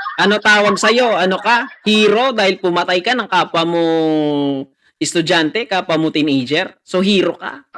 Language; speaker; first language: Filipino; native; Filipino